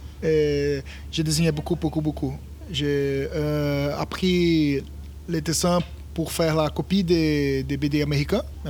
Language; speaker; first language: French; non-native, learner; Portuguese